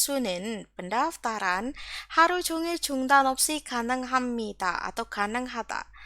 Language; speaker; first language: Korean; non-native, fluent; Indonesian